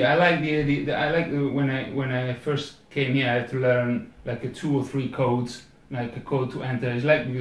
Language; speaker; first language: English; non-native, fluent; Italian